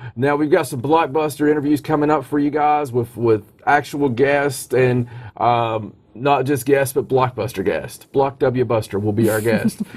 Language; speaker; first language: English; native; English